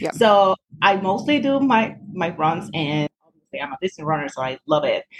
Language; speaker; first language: English; non-native, fluent; Spanish